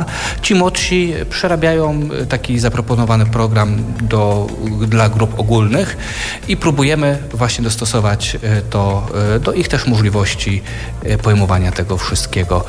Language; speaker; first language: Polish; native; Polish